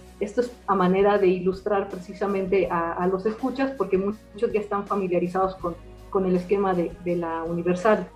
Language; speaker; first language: Spanish; native; Spanish